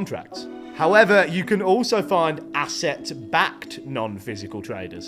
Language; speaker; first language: English; native; English